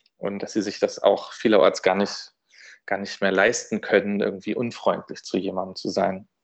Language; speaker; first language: German; native; German